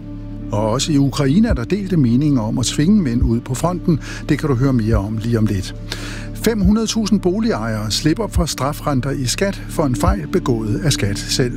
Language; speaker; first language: Danish; native; Danish